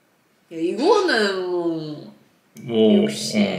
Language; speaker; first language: Korean; non-native, learner; Japanese